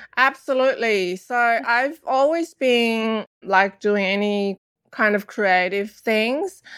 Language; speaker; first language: English; non-native, fluent; Chinese